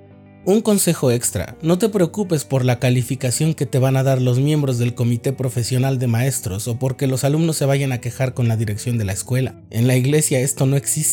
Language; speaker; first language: Spanish; native; Spanish